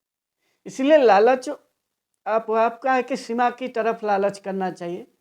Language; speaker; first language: Hindi; non-native, local second language; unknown